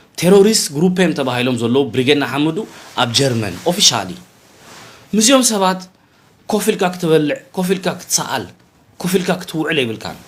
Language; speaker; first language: Tigrinya; early bilingual, heritage; Tigrinya